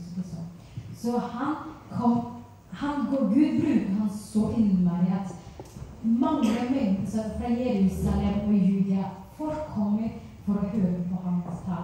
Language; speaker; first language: Norwegian; non-native, fluent; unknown